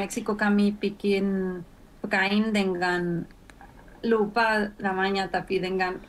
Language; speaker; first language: Indonesian; non-native, fluent; Spanish